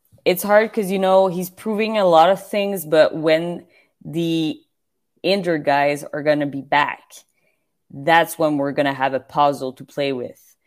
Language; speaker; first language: English; non-native, fluent; French